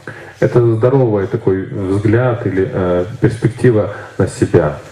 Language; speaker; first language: Russian; native; Russian